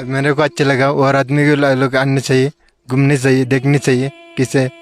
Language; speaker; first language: Hindi; non-native, local second language; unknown